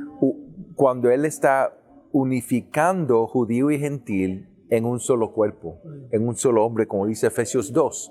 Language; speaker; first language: Spanish; early bilingual, heritage; English